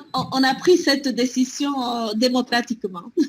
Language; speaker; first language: French; non-native, fluent; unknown